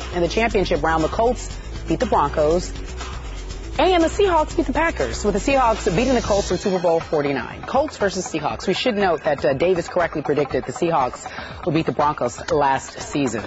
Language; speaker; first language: English; native; English